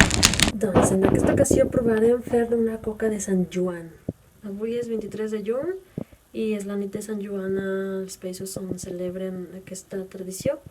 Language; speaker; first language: Catalan; non-native, fluent; Spanish